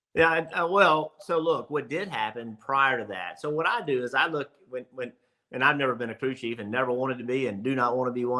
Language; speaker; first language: English; native; English